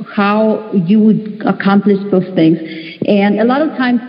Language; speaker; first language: English; non-native, fluent; Spanish